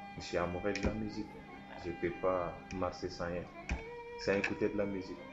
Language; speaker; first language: French; non-native, local second language; Soninke